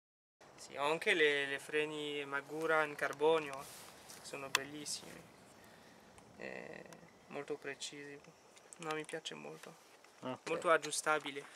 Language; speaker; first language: Italian; non-native, fluent; French